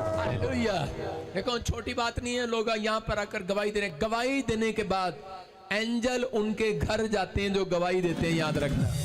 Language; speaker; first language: Hindi; non-native, local second language; Punjabi